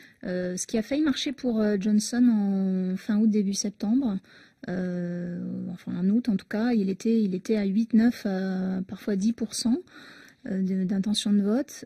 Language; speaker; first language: French; native; French